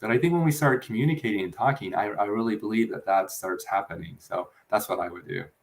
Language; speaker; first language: English; native; English